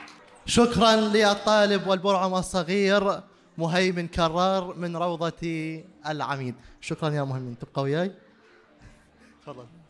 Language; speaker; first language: Arabic; native; Arabic